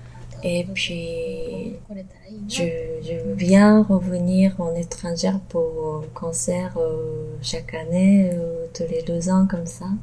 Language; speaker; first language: French; non-native, fluent; Japanese